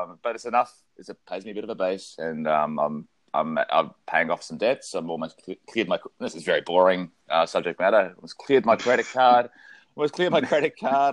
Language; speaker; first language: English; native; English